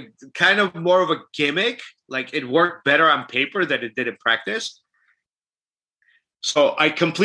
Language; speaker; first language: English; non-native, fluent; Armenian